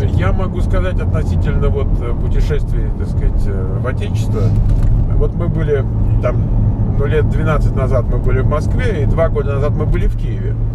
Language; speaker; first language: Russian; native; Russian